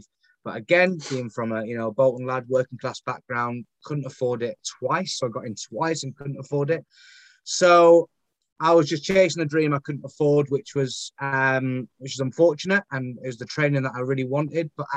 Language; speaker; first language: English; native; English